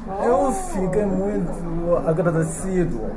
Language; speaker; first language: Portuguese; non-native, learner; Chinese